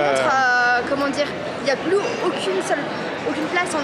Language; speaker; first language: French; native; French